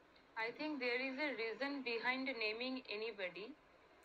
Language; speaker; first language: English; non-native, local second language; Bangla